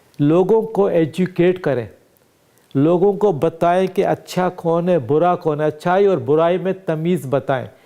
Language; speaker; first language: Urdu; native; Urdu